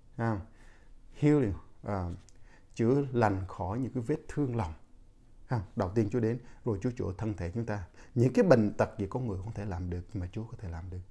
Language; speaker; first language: Vietnamese; non-native, local second language; Jarai